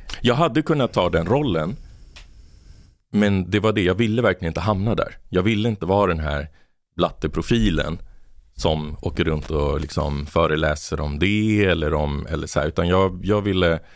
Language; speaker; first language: Swedish; native; Swedish